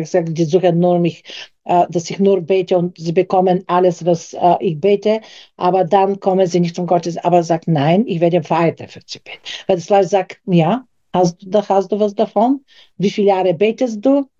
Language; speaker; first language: German; non-native, fluent; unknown